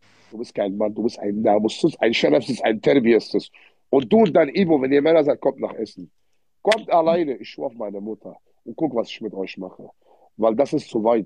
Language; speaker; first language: German; early bilingual, other home language; Arabic